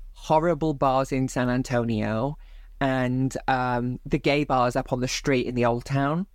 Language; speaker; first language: English; native; English